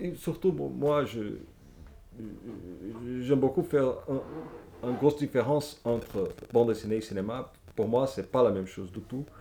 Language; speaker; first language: French; non-native, fluent; Portuguese